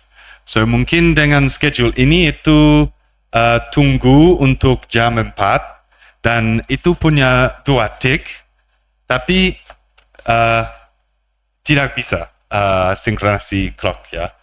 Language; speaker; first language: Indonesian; non-native, learner; English